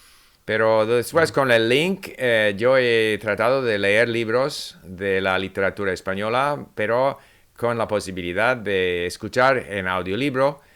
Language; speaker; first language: Spanish; non-native, fluent; English